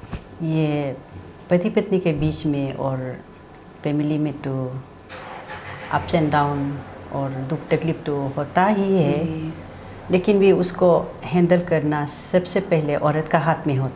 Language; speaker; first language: Hindi; non-native, local second language; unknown